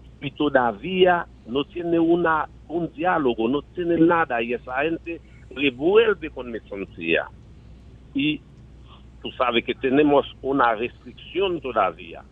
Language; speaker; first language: Spanish; non-native, learner; Haitian Creole